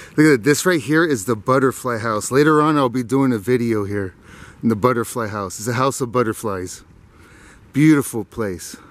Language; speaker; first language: English; native; English